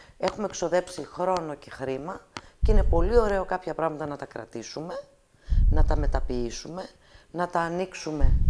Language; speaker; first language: Greek; early bilingual, heritage; Greek